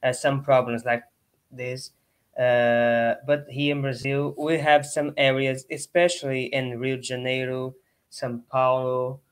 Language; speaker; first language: English; non-native, learner; Portuguese